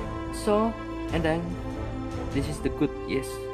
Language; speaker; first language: English; non-native, learner; Indonesian